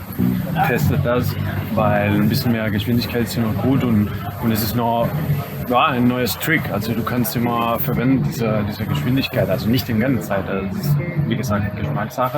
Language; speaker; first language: German; non-native, fluent; Spanish